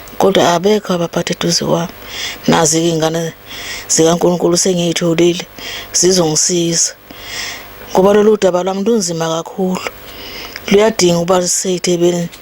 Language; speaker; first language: Zulu; native; Zulu